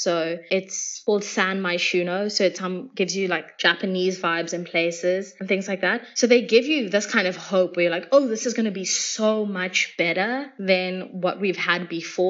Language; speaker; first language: English; native; English